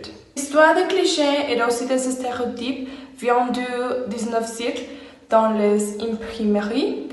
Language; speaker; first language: French; non-native, learner; Spanish